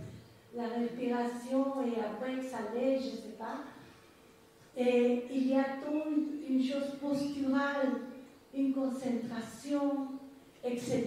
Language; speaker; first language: French; non-native, fluent; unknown